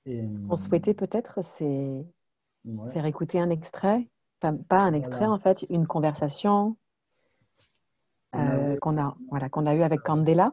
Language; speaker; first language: French; native; French